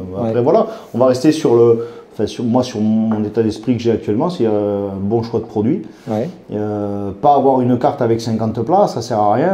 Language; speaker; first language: French; native; French